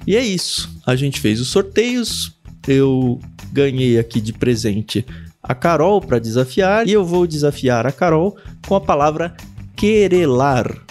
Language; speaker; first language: Portuguese; native; Portuguese